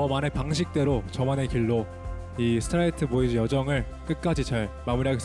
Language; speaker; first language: Korean; native; Korean